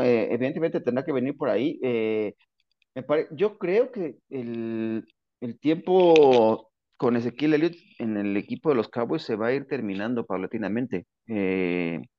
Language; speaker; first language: Spanish; native; Spanish